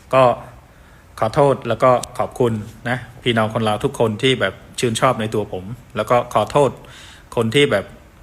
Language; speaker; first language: Thai; non-native, fluent; Khmer